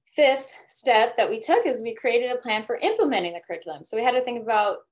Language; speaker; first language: English; native; English